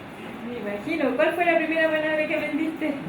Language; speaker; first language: Spanish; native; Spanish